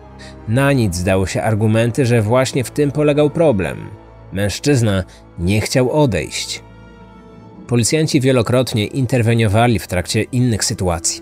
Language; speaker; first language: Polish; native; Polish